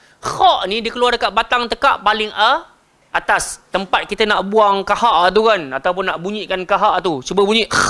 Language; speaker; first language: Malay; native; Malay